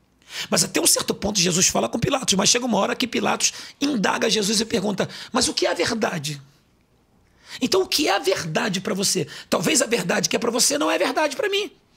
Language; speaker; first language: Portuguese; native; Portuguese